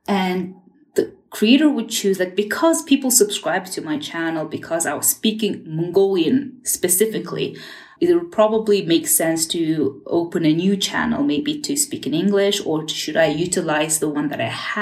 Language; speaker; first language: English; non-native, fluent; Mongolian